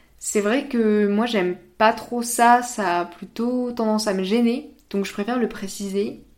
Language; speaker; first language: French; native; French